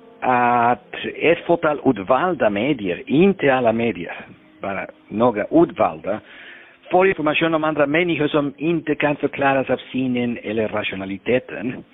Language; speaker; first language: Swedish; non-native, fluent; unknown